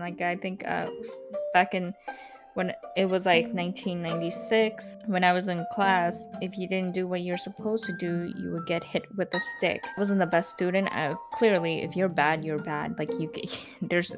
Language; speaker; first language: English; early bilingual, other home language; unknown